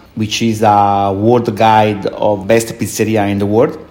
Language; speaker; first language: English; non-native, fluent; Italian